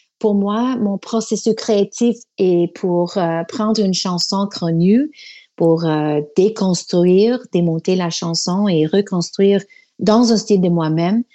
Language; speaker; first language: French; non-native, learner; English